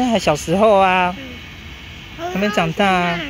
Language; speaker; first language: Chinese; native; Chinese